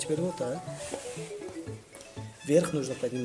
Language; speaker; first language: Russian; non-native, local second language; Tajik